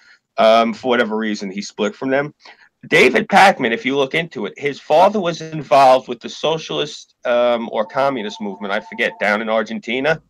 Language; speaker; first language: English; native; English